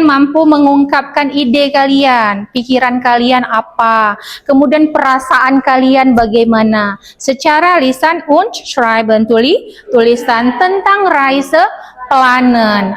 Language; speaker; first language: Indonesian; native; Indonesian